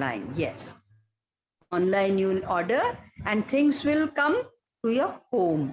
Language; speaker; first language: English; non-native, local second language; Odia